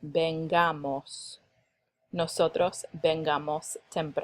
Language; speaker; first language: Spanish; non-native, fluent; English